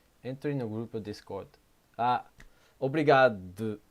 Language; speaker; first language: Portuguese; non-native, learner; English